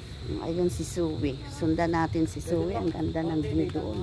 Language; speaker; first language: Filipino; non-native, local second language; Hiligaynon